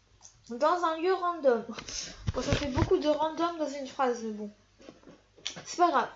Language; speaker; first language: French; native; French